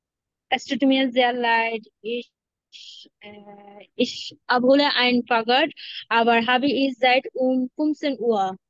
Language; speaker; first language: German; non-native, learner; Bangla